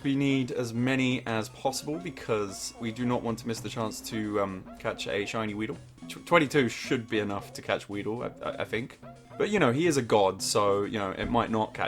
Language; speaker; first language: English; native; English